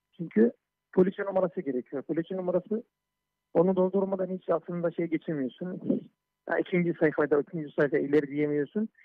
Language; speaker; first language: Turkish; non-native, fluent; Somali